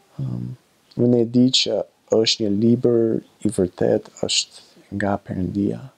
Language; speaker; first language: Albanian; non-native, learner; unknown